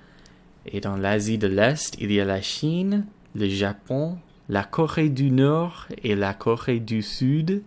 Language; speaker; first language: French; non-native, learner; English